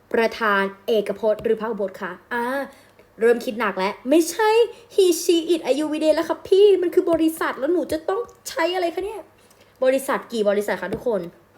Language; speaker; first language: Thai; native; Thai